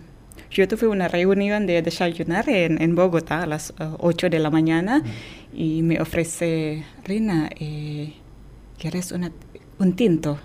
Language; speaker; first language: Spanish; non-native, fluent; Indonesian